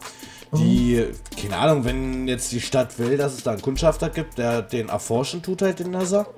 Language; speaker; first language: German; native; German